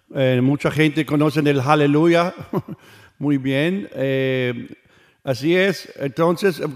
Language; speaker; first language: Spanish; non-native, learner; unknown